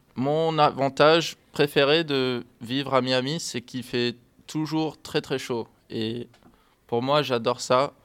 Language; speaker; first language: French; non-native, fluent; English